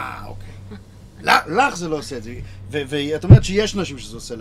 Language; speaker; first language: Hebrew; native; Hebrew